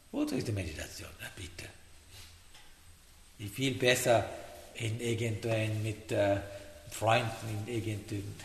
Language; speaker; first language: German; non-native, fluent; Sinhala